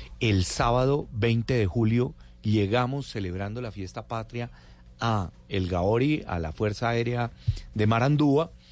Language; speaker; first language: Spanish; native; Spanish